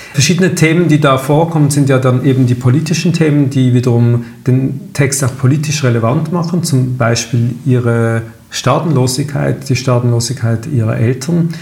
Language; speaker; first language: German; native; German